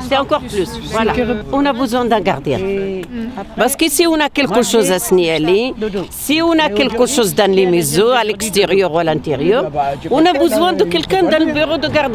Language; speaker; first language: French; non-native, learner; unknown